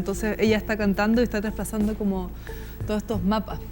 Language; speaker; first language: Spanish; native; Spanish